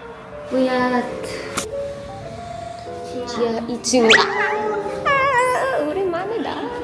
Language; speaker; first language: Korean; non-native, fluent; Filipino